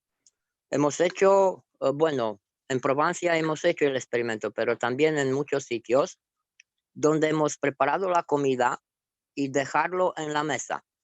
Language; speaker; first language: Spanish; non-native, fluent; Romanian